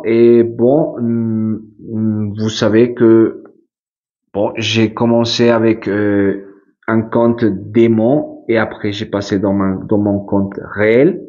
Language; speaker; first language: French; non-native, fluent; Spanish